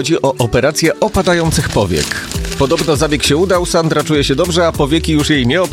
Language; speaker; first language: Polish; native; Polish